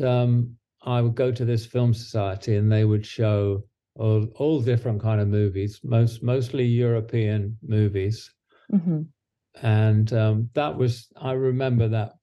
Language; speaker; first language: English; native; English